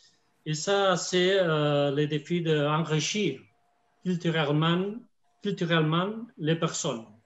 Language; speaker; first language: French; non-native, fluent; Spanish